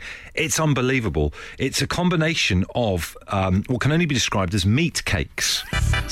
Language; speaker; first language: English; native; English